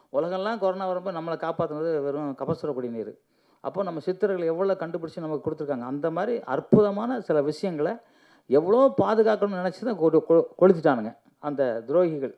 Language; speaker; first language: Tamil; native; Tamil